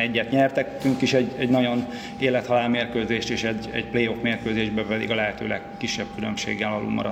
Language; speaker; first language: Hungarian; native; Hungarian